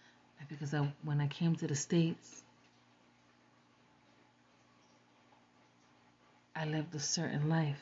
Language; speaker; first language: English; native; English